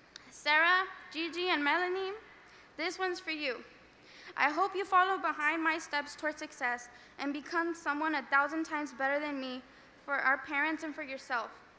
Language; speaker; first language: English; early bilingual, other home language; Spanish